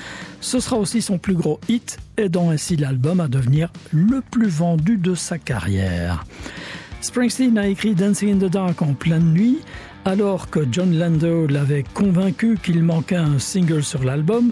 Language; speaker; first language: French; native; French